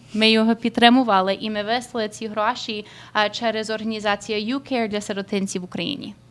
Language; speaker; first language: Ukrainian; early bilingual, heritage; Ukrainian